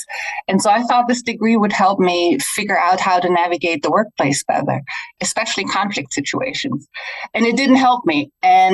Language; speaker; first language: English; non-native, fluent; German